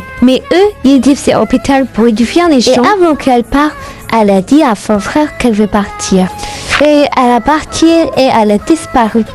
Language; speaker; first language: French; non-native, learner; Arabic